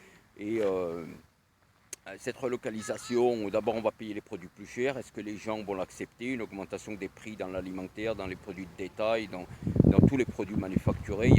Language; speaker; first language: French; native; French